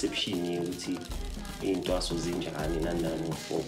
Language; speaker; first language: English; non-native, local second language; Zulu